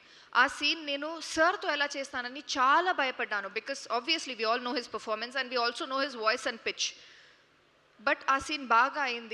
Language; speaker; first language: Telugu; non-native, local second language; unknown